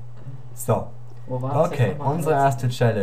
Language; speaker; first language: German; native; German